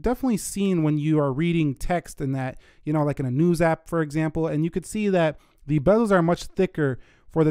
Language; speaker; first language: English; native; English